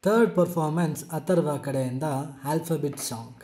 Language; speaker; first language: Kannada; native; Kannada